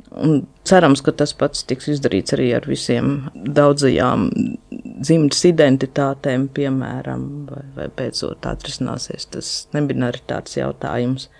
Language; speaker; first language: Latvian; native; Latvian